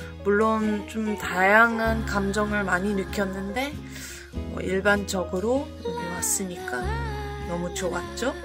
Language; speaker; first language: Korean; non-native, fluent; French